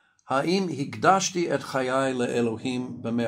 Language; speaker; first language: Hebrew; non-native, fluent; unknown